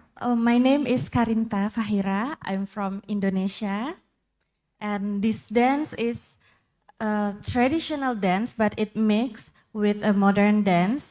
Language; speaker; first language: English; non-native, learner; Indonesian